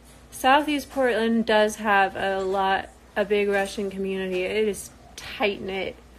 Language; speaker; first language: English; native; English